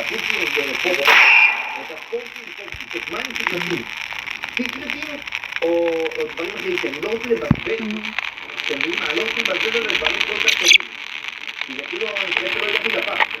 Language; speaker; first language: Hebrew; native; Hebrew